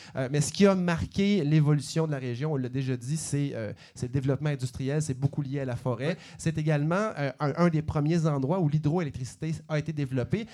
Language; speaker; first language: French; native; French